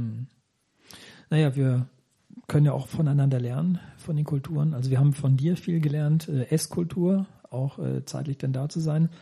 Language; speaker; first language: German; native; German